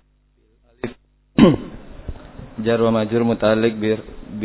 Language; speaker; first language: Arabic; non-native, learner; Indonesian